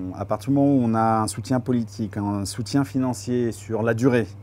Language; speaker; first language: French; native; French